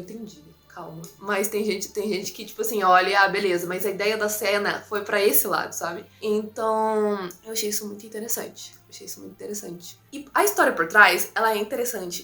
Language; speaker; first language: Portuguese; native; Portuguese